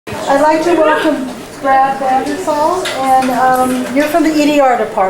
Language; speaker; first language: English; native; English